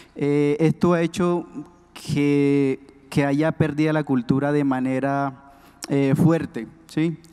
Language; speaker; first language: Spanish; non-native, local second language; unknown